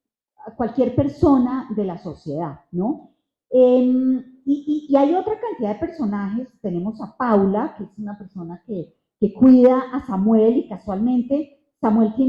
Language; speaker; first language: Spanish; native; Spanish